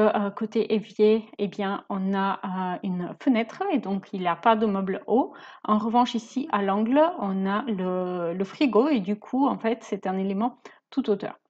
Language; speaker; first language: French; native; French